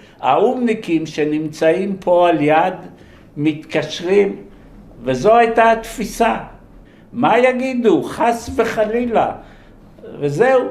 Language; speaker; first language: Hebrew; early bilingual, other home language; Polish